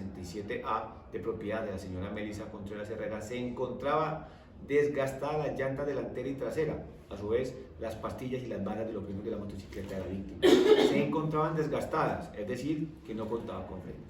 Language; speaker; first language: Spanish; native; Spanish